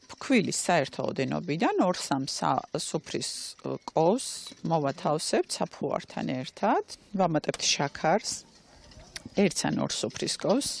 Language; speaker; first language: Georgian; native; Georgian